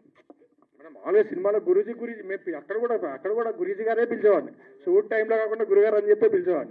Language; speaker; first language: Telugu; native; Telugu